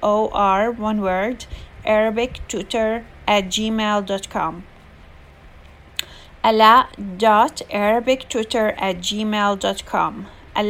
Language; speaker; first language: English; non-native, fluent; Arabic